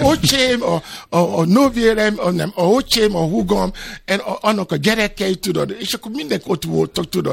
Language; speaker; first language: Hungarian; non-native, fluent; Yoruba